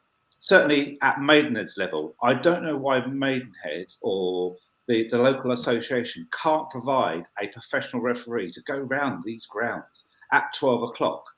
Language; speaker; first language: English; native; English